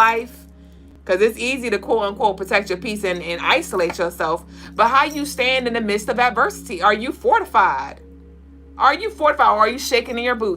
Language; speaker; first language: English; native; English